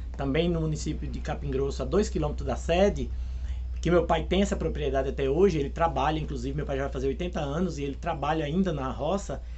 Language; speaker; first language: Portuguese; native; Portuguese